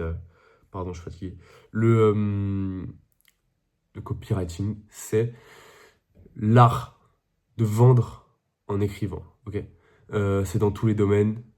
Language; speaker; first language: French; native; French